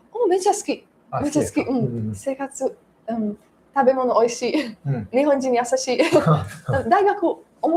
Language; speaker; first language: Japanese; non-native, learner; Slovak